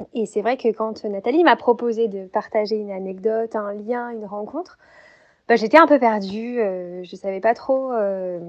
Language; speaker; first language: French; native; French